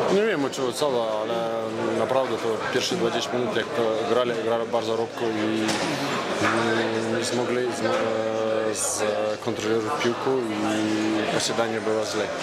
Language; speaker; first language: Polish; non-native, learner; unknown